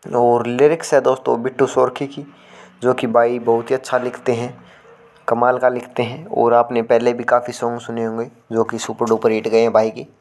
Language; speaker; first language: Hindi; native; Hindi